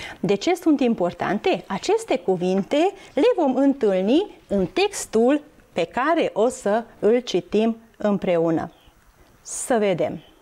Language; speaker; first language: Romanian; non-native, local second language; Hungarian